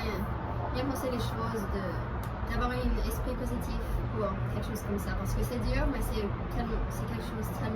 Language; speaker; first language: French; non-native, learner; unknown